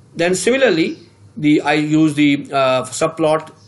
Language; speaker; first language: English; non-native, local second language; Urdu